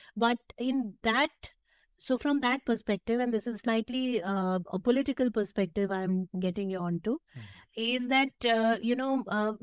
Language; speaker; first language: English; non-native, local second language; Hindi